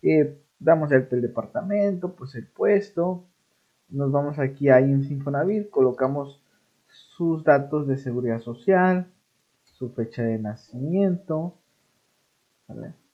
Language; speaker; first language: Spanish; native; Spanish